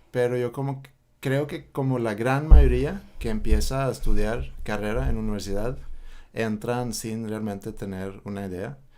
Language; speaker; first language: Spanish; non-native, fluent; Swedish